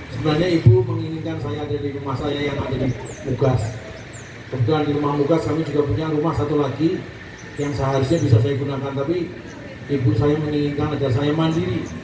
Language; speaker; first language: Indonesian; native; Indonesian